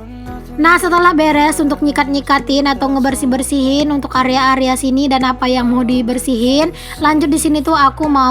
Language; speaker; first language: Indonesian; native; Indonesian